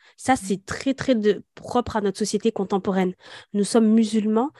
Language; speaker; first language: French; native; French